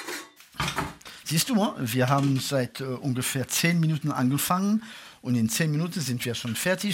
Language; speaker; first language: German; non-native, fluent; French